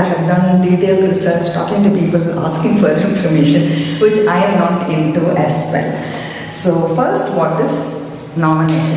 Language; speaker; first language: English; non-native, local second language; Tamil